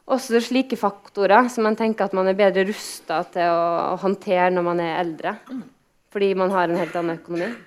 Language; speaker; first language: Norwegian; native; Norwegian